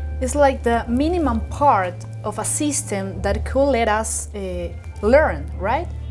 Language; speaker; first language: English; non-native, fluent; Spanish